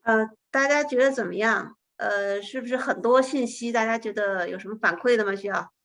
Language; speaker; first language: Chinese; native; Chinese